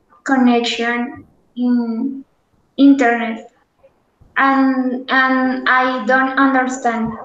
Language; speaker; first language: English; non-native, learner; Spanish